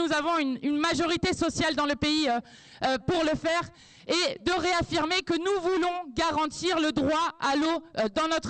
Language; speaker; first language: French; native; French